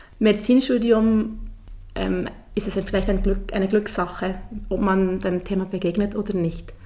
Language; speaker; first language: German; native; German